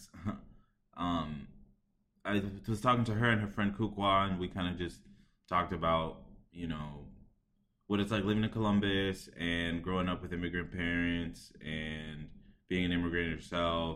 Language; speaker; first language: English; early bilingual, other home language; Spanish